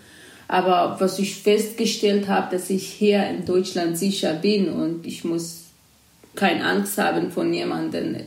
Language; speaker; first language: German; non-native, fluent; Kurdish